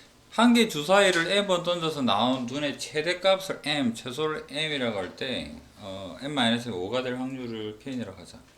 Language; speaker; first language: Korean; native; Korean